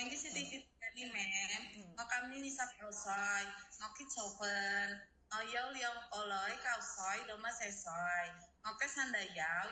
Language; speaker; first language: Cantonese; non-native, learner; Indonesian